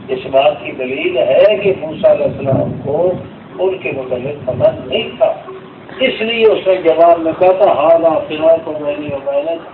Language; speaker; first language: Urdu; non-native, local second language; Saraiki